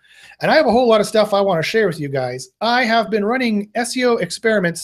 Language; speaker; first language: English; native; English